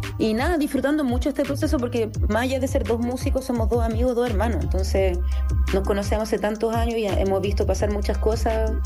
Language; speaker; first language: Spanish; early bilingual, heritage; Spanish